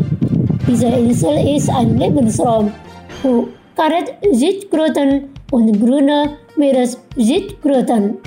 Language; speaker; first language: German; non-native, fluent; Indonesian